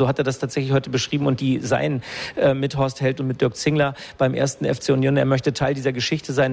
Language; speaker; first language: German; native; German